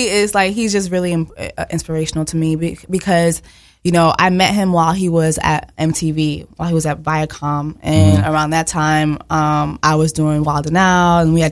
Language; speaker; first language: English; early bilingual, other home language; Haitian Creole